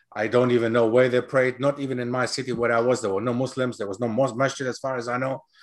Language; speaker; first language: English; non-native, fluent; Greek